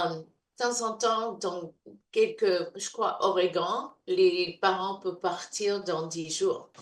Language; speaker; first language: French; non-native, learner; English